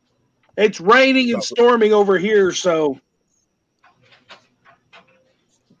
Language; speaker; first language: English; native; English